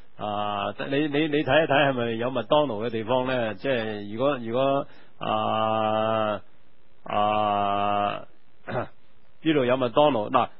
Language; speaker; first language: Chinese; non-native, local second language; Cantonese